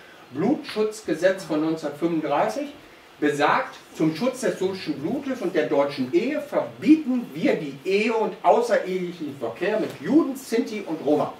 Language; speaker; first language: German; native; German